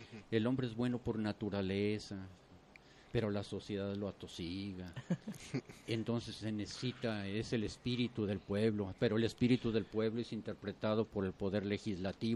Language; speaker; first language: Spanish; native; Spanish